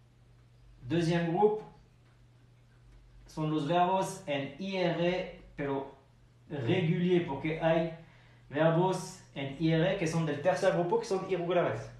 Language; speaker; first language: Spanish; non-native, fluent; French